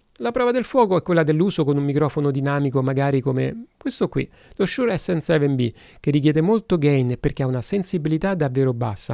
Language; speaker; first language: Italian; native; Italian